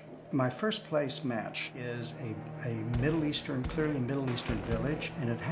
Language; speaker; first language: English; native; English